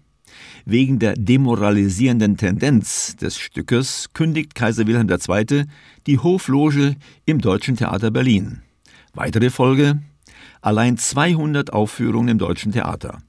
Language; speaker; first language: German; native; German